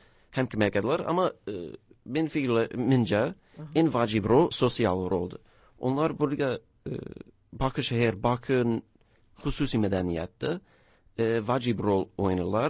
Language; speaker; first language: Azerbaijani; non-native, learner; English